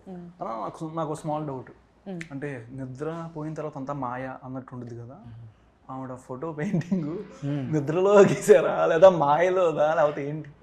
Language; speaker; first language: Telugu; native; Telugu